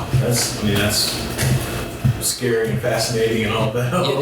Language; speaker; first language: English; native; English